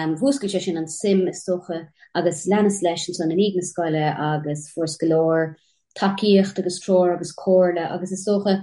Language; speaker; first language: Irish; native; Irish